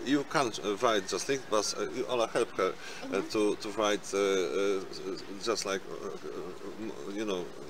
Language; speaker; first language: English; non-native, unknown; Polish